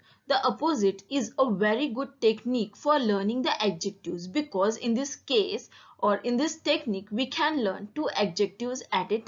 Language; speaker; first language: English; non-native, fluent; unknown